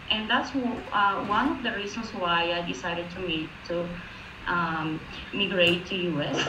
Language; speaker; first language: English; non-native, fluent; Spanish